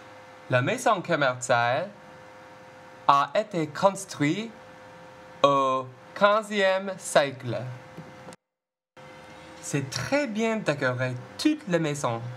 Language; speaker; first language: French; non-native, learner; English